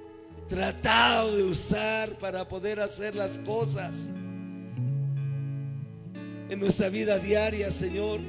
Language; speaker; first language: Spanish; native; Spanish